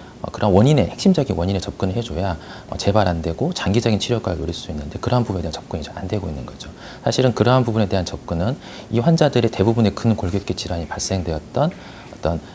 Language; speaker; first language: Korean; native; Korean